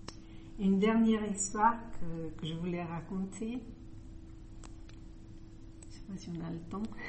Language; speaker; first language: French; non-native, fluent; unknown